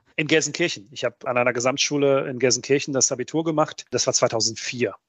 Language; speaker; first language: German; early bilingual, other home language; Bosnian